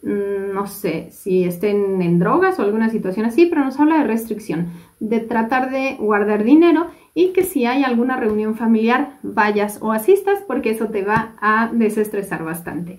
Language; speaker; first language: Spanish; native; Spanish